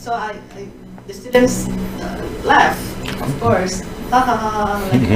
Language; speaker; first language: English; non-native, fluent; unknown